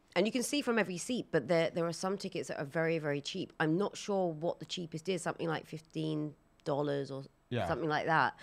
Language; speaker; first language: English; native; English